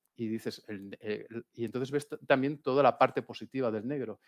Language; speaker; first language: Spanish; native; Spanish